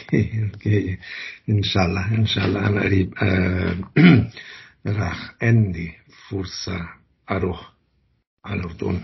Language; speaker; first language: Arabic; non-native, learner; Italian